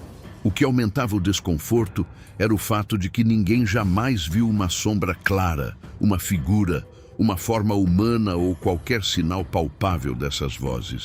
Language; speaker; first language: Portuguese; native; Portuguese